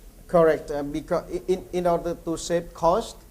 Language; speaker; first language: English; non-native, learner; Vietnamese